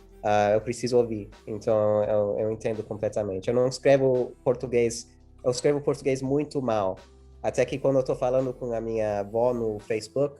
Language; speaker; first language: Portuguese; early bilingual, heritage; English